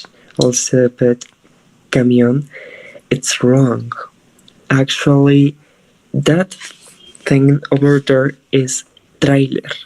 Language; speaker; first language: English; non-native, fluent; Spanish